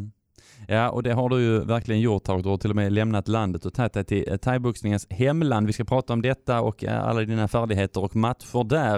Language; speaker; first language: Swedish; native; Swedish